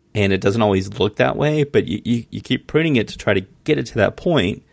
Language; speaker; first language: English; native; English